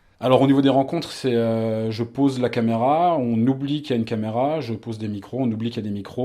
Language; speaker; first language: French; native; French